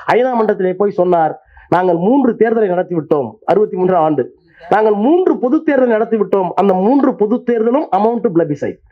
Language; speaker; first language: Tamil; native; Tamil